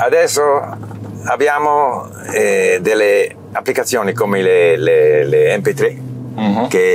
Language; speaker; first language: Italian; non-native, learner; English